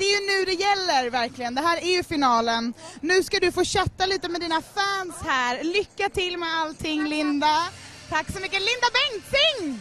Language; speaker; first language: Swedish; native; Swedish